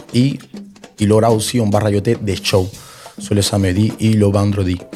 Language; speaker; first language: French; non-native, fluent; Spanish